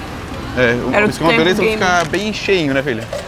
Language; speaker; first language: Portuguese; native; Portuguese